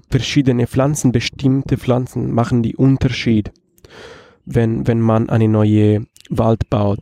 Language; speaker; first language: German; non-native, fluent; Italian